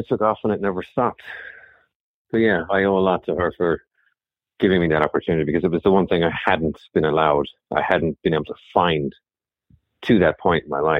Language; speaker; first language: English; native; English